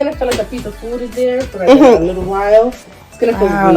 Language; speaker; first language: English; native; English